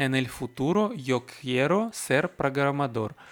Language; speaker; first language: Spanish; non-native, learner; Russian